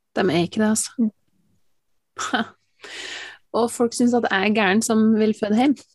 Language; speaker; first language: Norwegian; native; Norwegian